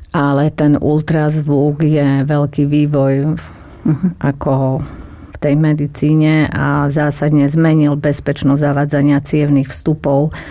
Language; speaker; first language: Slovak; native; Slovak